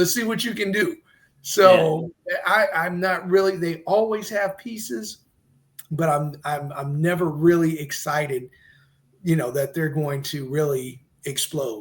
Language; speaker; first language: English; native; English